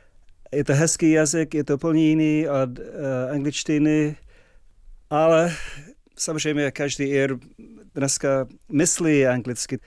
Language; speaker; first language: Czech; non-native, fluent; English